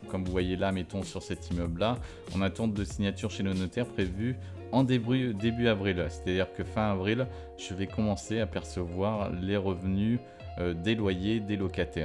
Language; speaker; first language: French; native; French